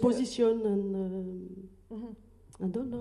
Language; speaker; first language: English; non-native, learner; French